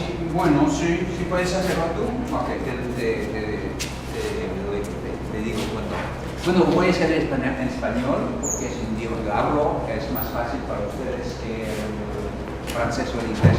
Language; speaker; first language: Spanish; non-native, fluent; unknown